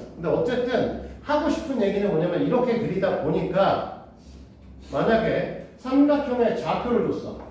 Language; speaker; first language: Korean; native; Korean